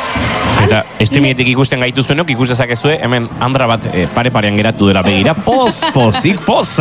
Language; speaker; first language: Basque; native; Basque